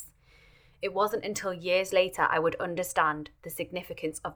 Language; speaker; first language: English; native; English